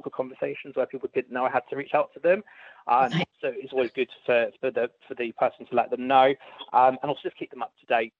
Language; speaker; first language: English; native; English